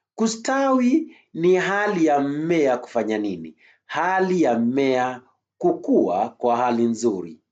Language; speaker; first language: Swahili; native; Swahili